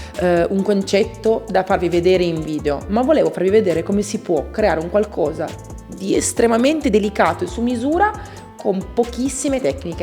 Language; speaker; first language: Italian; native; Italian